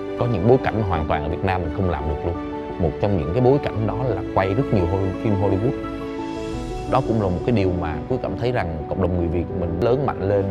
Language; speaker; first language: Vietnamese; native; Vietnamese